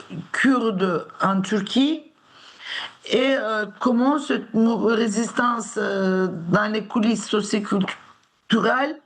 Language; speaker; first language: French; non-native, fluent; Turkish